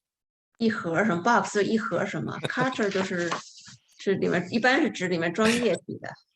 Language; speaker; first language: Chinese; native; Chinese